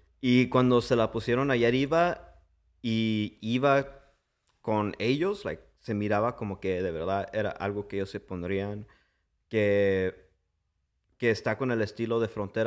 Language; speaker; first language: Spanish; early bilingual, heritage; English